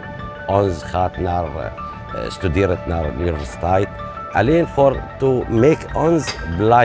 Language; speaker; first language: Dutch; non-native, learner; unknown